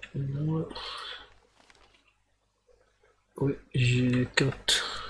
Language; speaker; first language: French; non-native, learner; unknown